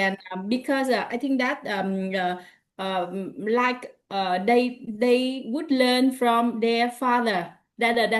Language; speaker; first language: English; non-native, learner; Vietnamese